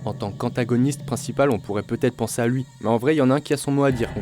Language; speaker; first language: French; native; French